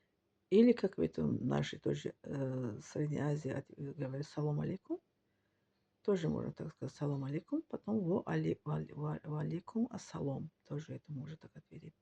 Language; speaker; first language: Russian; non-native, learner; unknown